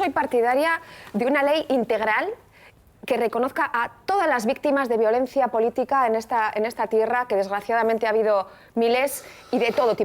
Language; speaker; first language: Spanish; native; Spanish